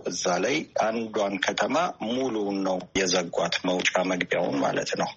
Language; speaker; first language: Amharic; non-native, local second language; Italian